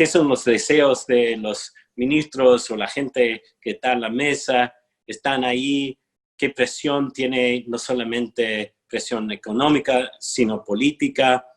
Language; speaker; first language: Spanish; non-native, fluent; English